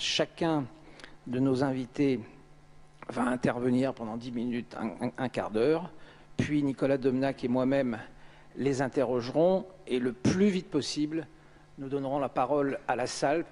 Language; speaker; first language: French; native; French